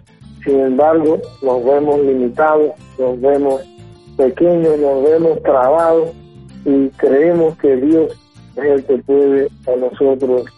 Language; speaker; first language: Spanish; native; Spanish